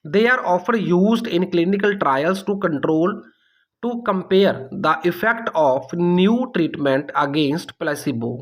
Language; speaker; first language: English; non-native, local second language; Punjabi